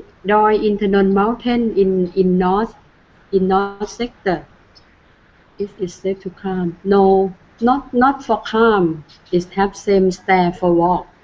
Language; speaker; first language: English; non-native, learner; Thai